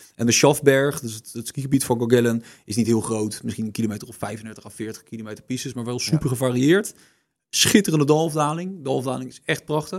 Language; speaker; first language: Dutch; native; Dutch